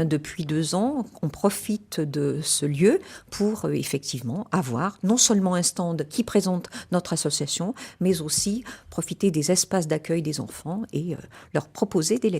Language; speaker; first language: French; native; French